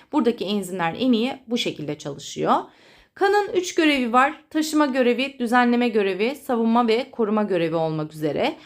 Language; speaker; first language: Turkish; native; Turkish